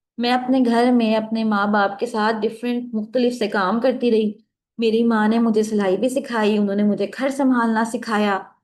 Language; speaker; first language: Urdu; native; Urdu